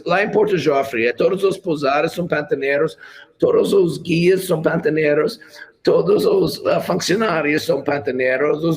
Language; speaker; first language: Portuguese; non-native, fluent; English